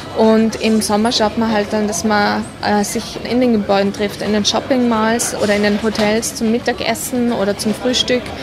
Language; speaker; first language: German; native; German